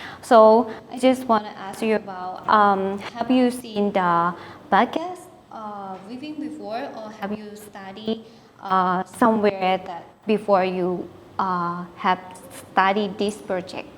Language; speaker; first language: English; non-native, learner; Thai